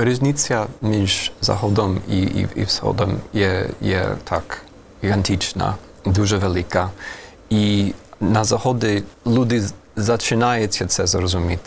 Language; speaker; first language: Ukrainian; non-native, fluent; German